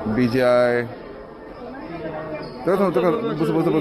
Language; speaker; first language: Chinese; non-native, fluent; Kannada